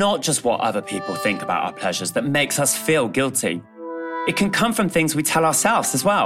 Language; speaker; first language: English; native; English